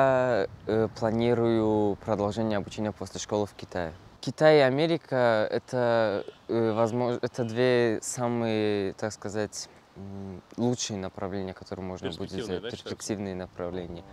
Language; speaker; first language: Russian; non-native, local second language; Tajik